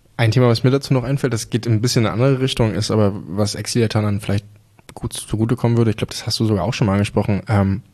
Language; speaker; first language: German; native; German